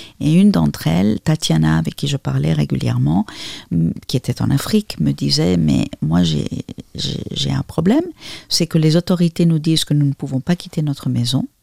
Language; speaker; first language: French; non-native, fluent; Spanish